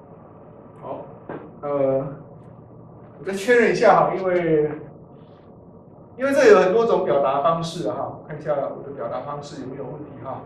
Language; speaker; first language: Chinese; native; Chinese